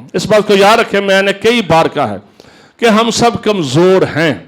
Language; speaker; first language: Urdu; non-native, local second language; Punjabi